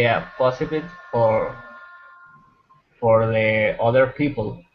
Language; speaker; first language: English; non-native, learner; Spanish